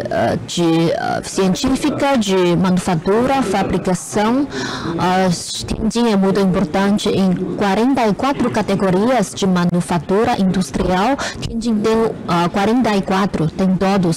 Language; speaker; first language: Portuguese; non-native, fluent; Chinese